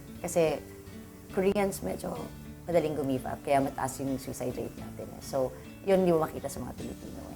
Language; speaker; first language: Filipino; native; Filipino